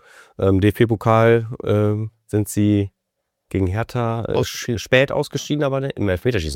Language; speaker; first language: German; native; German